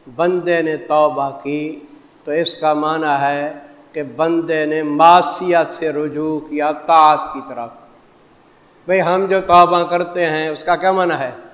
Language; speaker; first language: Urdu; non-native, local second language; Saraiki